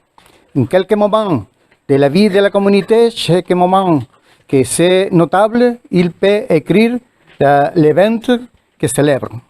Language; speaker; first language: French; non-native, learner; Spanish